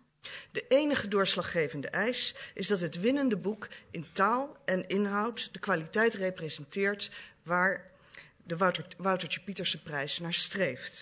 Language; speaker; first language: Dutch; native; Dutch